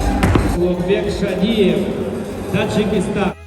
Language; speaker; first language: Russian; native; Russian